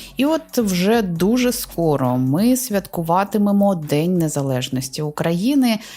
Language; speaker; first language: Ukrainian; native; Ukrainian